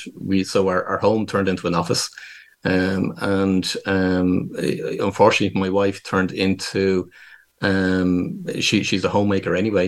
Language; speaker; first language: English; native; English